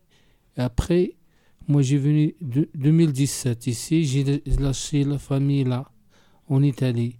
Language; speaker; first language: French; non-native, learner; Arabic